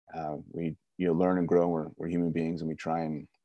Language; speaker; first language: English; native; English